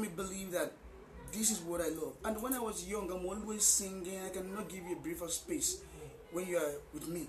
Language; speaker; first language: English; non-native, local second language; Igbo